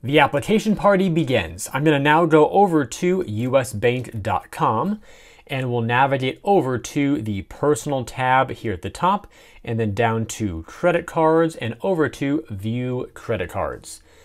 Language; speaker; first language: English; native; English